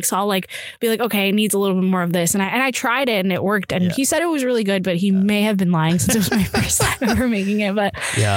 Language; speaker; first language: English; early bilingual, other home language; Urdu